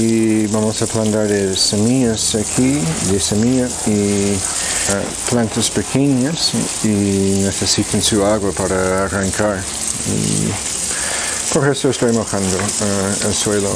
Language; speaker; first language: Spanish; non-native, fluent; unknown